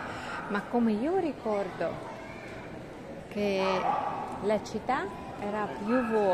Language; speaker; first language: Italian; non-native, learner; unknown